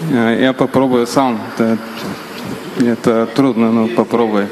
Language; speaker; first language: Russian; non-native, learner; Bulgarian